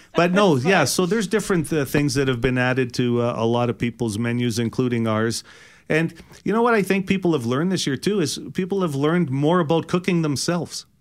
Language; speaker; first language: English; native; English